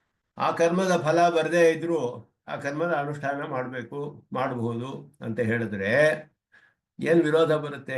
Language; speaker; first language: Kannada; native; Kannada